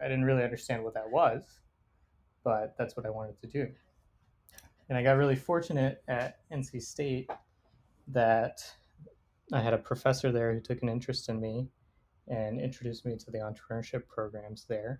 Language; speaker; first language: English; native; English